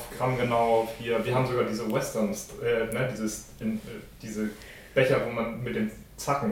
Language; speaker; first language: German; native; German